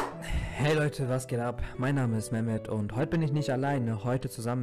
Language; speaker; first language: German; native; German